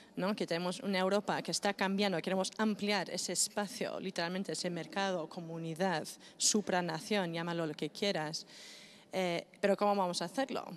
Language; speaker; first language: Spanish; non-native, fluent; Greek